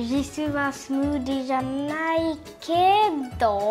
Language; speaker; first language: Japanese; early bilingual, heritage; Swedish